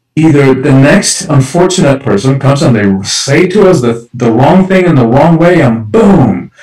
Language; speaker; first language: English; early bilingual, other home language; Spanish